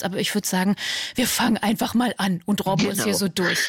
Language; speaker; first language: German; native; German